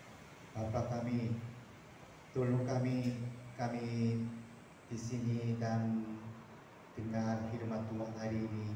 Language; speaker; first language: Indonesian; non-native, fluent; Korean